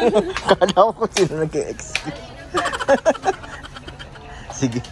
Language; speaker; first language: Filipino; native; Filipino